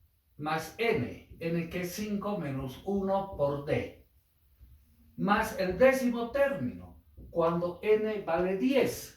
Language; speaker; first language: Spanish; native; Spanish